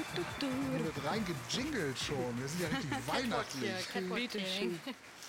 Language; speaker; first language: German; native; German